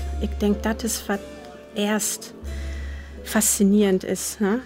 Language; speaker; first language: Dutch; non-native, fluent; German